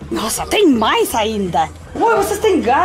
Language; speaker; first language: Portuguese; non-native, fluent; Russian